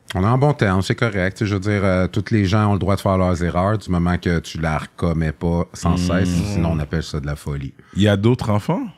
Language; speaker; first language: French; native; French